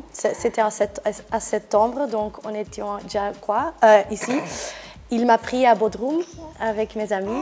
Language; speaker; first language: French; non-native, local second language; Dutch